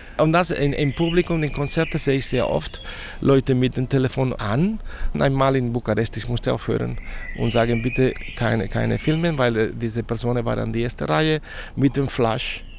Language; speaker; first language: German; non-native, fluent; Spanish